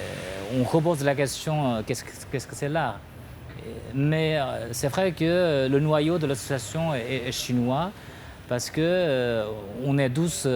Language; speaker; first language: French; non-native, fluent; Chinese